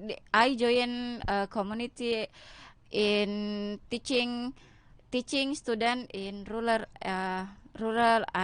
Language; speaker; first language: English; non-native, learner; Indonesian